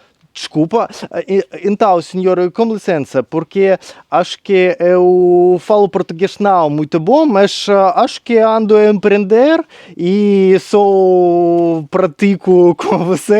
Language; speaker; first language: Portuguese; non-native, learner; Russian